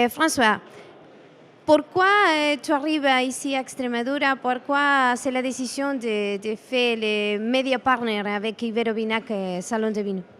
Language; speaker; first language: French; non-native, learner; Spanish